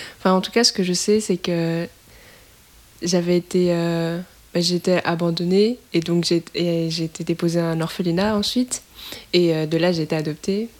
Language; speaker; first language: French; native; French